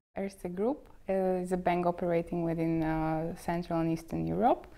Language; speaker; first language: English; non-native, fluent; Slovak